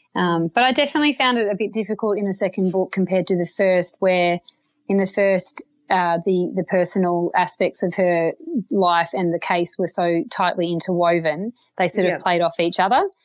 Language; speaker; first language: English; native; English